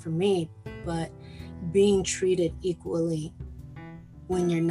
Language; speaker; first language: English; early bilingual, other home language; Spanish